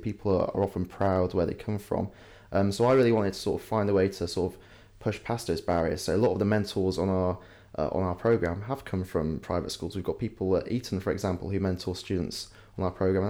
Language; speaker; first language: English; native; English